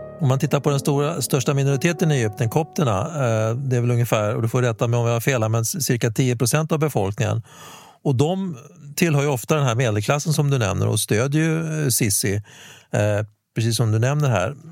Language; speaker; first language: Swedish; native; Swedish